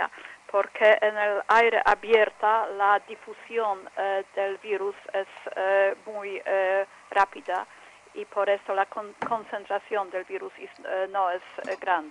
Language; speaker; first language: Spanish; non-native, fluent; Polish